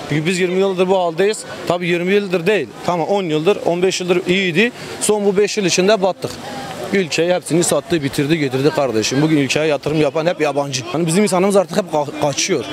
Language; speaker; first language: Turkish; non-native, local second language; Kurdish